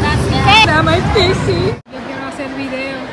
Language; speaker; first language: Spanish; non-native, learner; Haitian Creole